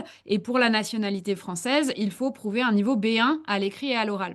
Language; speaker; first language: French; native; French